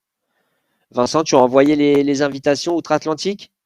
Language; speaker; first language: French; native; French